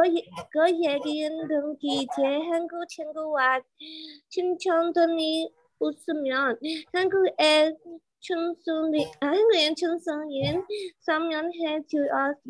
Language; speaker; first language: Korean; non-native, learner; Burmese